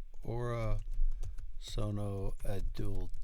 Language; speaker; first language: Italian; non-native, learner; English